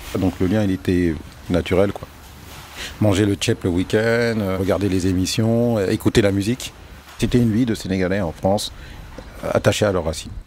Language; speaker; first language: French; early bilingual, other home language; Wolof